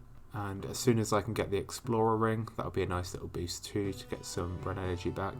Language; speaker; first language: English; native; English